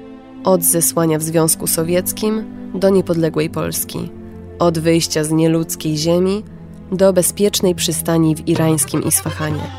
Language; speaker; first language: Polish; native; Polish